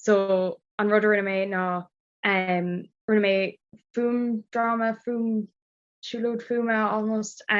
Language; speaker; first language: Irish; non-native, local second language; English